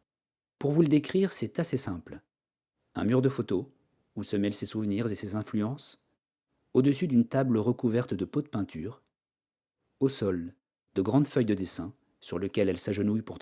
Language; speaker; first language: French; native; French